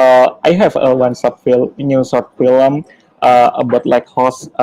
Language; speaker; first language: English; non-native, learner; Indonesian